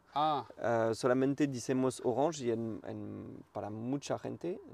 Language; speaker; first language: Spanish; non-native, learner; French